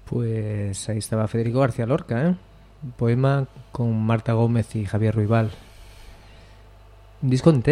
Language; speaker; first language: Spanish; native; Spanish